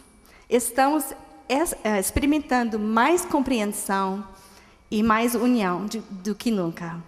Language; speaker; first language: Portuguese; non-native, fluent; English